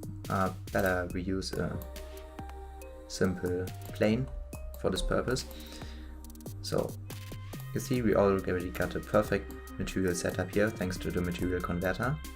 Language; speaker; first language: English; non-native, fluent; German